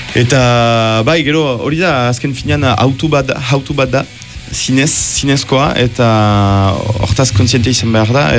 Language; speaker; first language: Basque; non-native, local second language; French